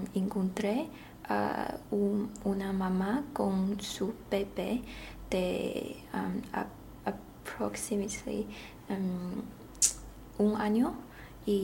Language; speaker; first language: Spanish; non-native, learner; Chinese